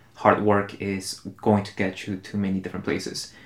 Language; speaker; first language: English; early bilingual, other home language; Spanish